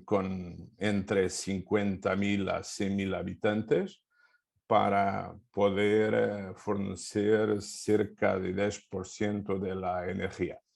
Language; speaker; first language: Spanish; non-native, fluent; Portuguese